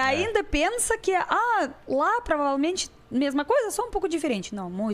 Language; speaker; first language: Portuguese; non-native, learner; Russian